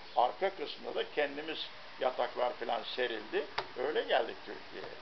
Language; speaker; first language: Turkish; native; Turkish